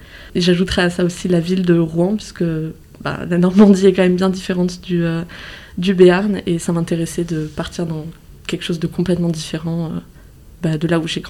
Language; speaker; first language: French; native; French